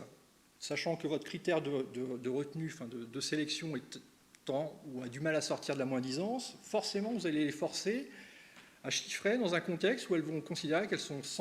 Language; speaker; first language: French; native; French